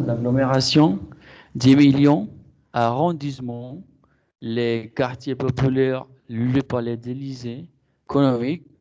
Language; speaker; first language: French; non-native, fluent; Spanish